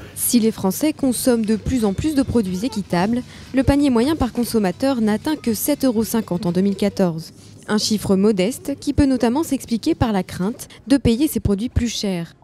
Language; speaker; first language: French; native; French